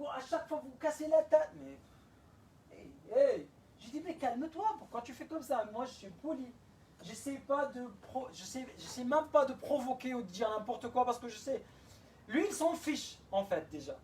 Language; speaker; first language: French; non-native, fluent; Arabic